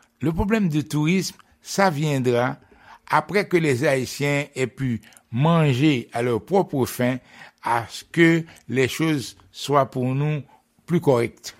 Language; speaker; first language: French; non-native, local second language; Haitian Creole